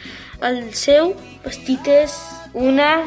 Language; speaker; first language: Catalan; non-native, learner; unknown